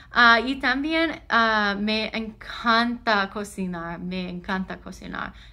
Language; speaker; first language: Spanish; non-native, learner; English